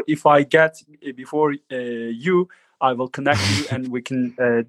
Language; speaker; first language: English; non-native, fluent; Turkish